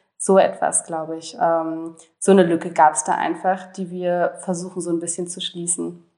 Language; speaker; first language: German; native; German